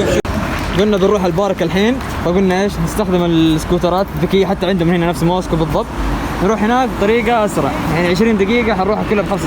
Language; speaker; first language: Arabic; native; Arabic